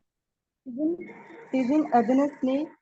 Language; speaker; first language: Turkish; non-native, learner; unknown